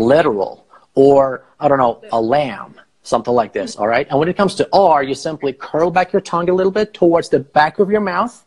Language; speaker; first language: English; non-native, fluent; Persian